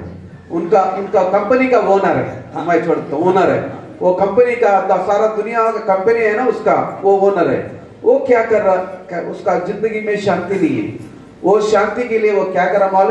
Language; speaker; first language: Hindi; non-native, local second language; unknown